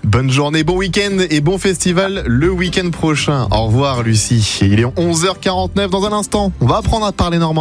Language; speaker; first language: French; native; French